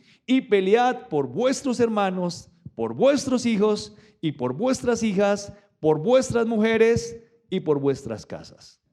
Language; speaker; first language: Spanish; native; Spanish